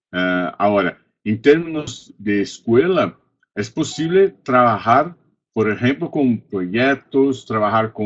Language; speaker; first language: Spanish; non-native, fluent; Portuguese